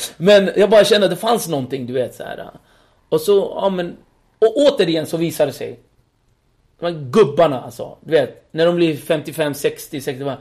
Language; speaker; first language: Swedish; early bilingual, other home language; Kurdish